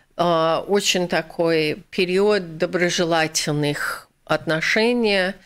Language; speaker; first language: Russian; non-native, fluent; English